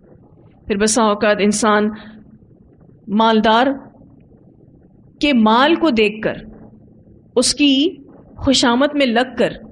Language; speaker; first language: Urdu; native; Urdu